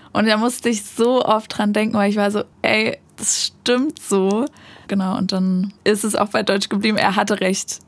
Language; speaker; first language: German; native; German